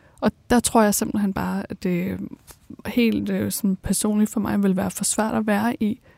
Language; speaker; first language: Danish; early bilingual, other home language; Persian